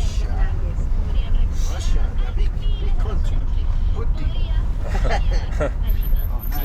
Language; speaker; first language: English; non-native, learner; Spanish